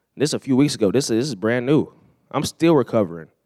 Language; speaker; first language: English; native; English